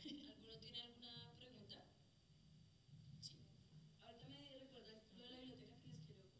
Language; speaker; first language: Spanish; native; Spanish